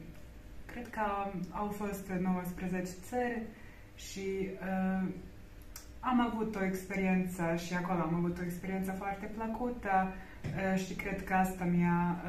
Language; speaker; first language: Romanian; non-native, learner; Croatian